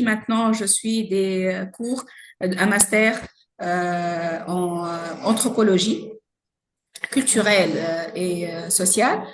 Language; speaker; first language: French; non-native, local second language; Arabic